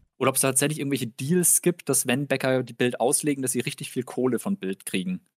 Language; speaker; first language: German; native; German